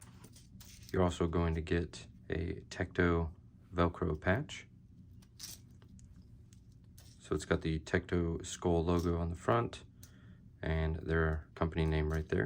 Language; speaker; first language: English; native; English